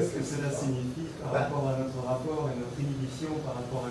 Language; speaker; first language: French; native; French